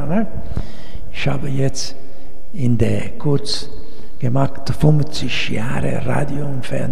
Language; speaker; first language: German; non-native, fluent; Italian